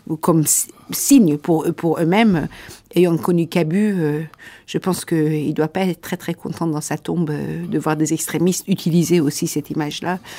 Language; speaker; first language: French; non-native, fluent; Persian